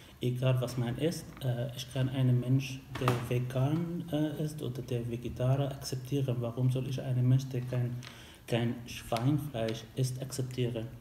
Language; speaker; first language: German; non-native, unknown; Arabic